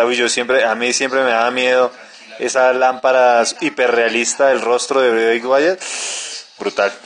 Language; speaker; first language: Spanish; native; Spanish